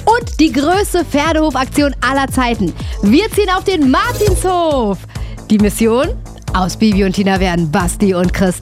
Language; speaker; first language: German; native; German